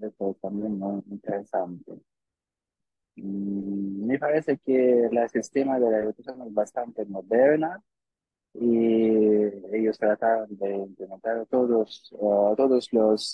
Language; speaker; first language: Spanish; non-native, learner; Russian